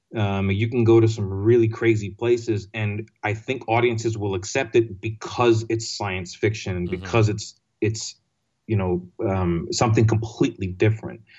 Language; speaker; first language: English; non-native, fluent; Greek